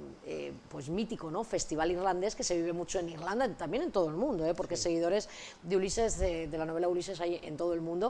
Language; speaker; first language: Spanish; native; Spanish